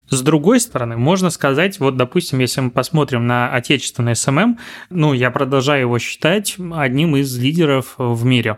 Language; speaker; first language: Russian; native; Russian